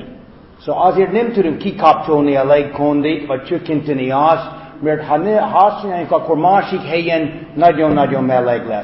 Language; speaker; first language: Hungarian; non-native, fluent; English